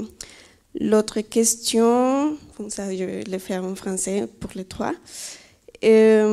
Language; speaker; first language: French; non-native, fluent; Spanish